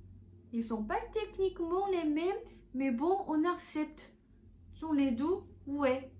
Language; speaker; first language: French; non-native, fluent; Korean